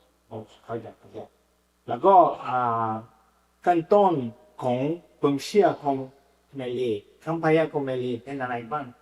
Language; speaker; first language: Thai; non-native, learner; Portuguese